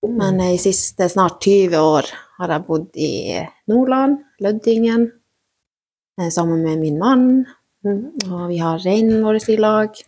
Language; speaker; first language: Norwegian; native; Norwegian